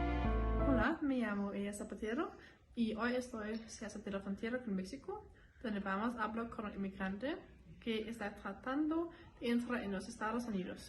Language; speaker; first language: Spanish; non-native, learner; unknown